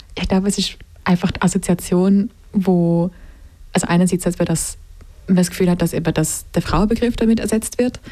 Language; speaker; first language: German; native; German